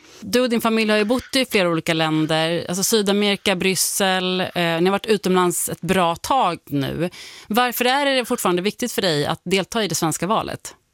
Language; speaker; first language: Swedish; native; Swedish